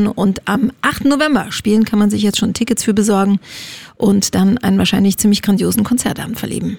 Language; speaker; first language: German; native; German